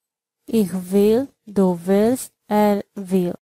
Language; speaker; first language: German; non-native, fluent; Polish